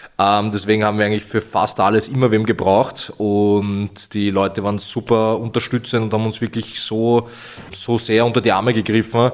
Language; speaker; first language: German; native; German